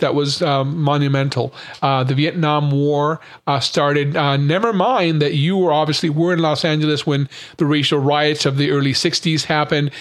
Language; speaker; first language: English; native; English